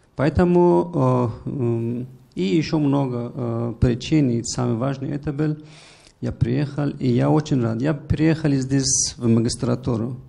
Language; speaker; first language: Russian; non-native, learner; Persian